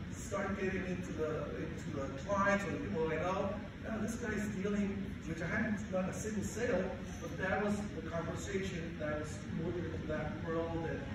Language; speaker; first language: English; non-native, fluent; Spanish